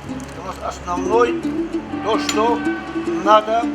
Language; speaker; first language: Russian; non-native, fluent; Tajik